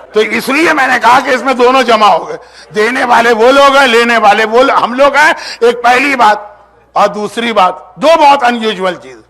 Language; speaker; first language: Urdu; native; Urdu